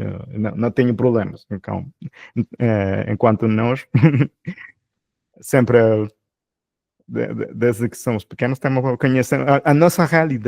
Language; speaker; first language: Portuguese; non-native, fluent; Spanish